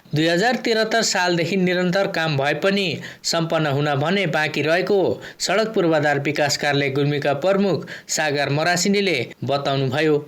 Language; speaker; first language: Nepali; native; Nepali